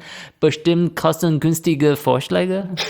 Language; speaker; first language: German; non-native, fluent; Chinese